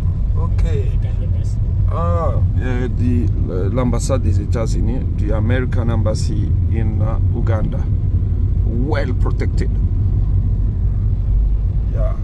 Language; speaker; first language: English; non-native, learner; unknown